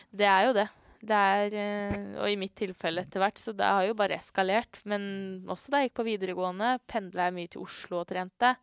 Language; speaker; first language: Norwegian; native; Norwegian